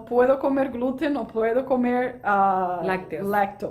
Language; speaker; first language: Spanish; non-native, fluent; Portuguese